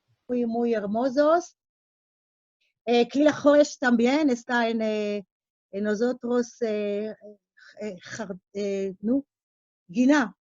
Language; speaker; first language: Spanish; non-native, learner; Hebrew